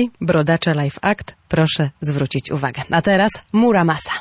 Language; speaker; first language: Polish; native; Polish